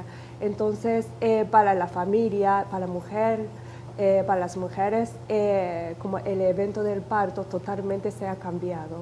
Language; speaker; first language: Spanish; non-native, fluent; Japanese